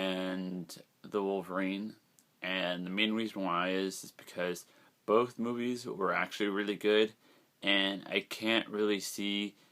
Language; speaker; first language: English; native; English